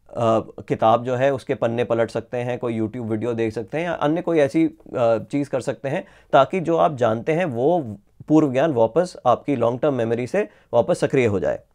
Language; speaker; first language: Hindi; native; Hindi